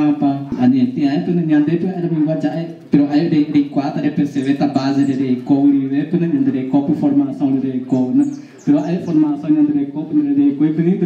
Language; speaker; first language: Portuguese; non-native, local second language; Guarani